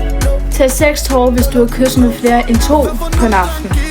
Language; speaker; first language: Danish; native; Danish